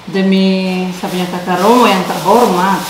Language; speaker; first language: Indonesian; native; Indonesian